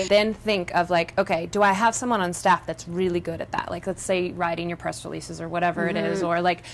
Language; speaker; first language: English; native; English